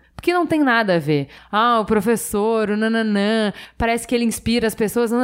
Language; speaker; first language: Portuguese; native; Portuguese